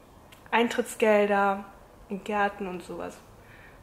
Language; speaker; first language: German; native; German